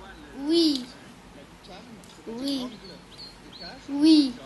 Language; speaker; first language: French; non-native, fluent; Arabic